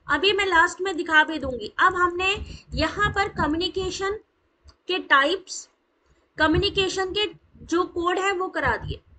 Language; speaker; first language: Hindi; native; Hindi